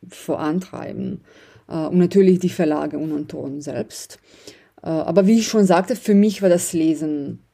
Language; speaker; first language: German; non-native, fluent; Slovenian